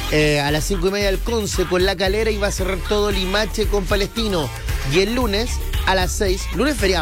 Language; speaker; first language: Spanish; native; Spanish